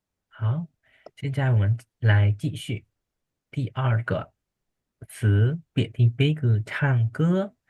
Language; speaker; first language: Chinese; non-native, fluent; Khmer